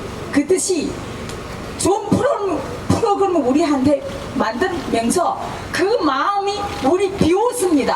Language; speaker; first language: Korean; non-native, fluent; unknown